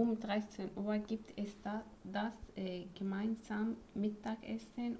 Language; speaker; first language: German; non-native, learner; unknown